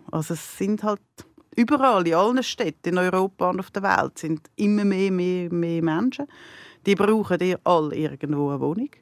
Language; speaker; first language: German; native; German